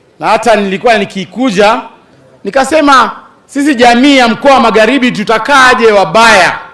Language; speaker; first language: Swahili; non-native, local second language; Luyia